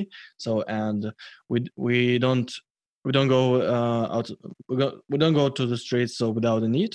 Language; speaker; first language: English; non-native, fluent; Russian